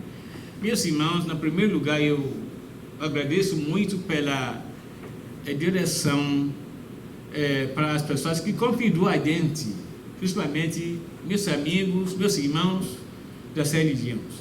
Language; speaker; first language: Portuguese; non-native, fluent; Yoruba